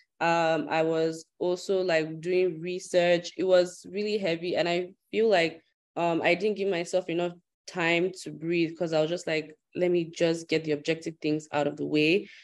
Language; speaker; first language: English; non-native, local second language; Yoruba